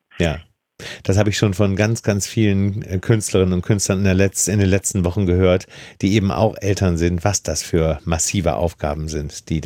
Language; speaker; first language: German; native; German